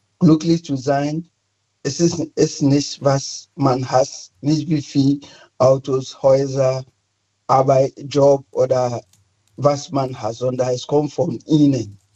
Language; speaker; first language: German; non-native, fluent; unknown